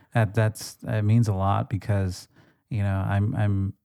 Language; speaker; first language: English; native; English